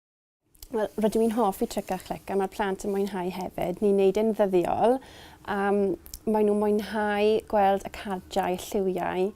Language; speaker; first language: Welsh; native; Welsh